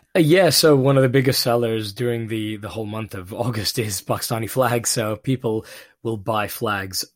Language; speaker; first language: English; non-native, local second language; Urdu